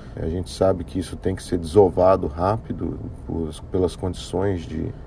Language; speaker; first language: Portuguese; native; Portuguese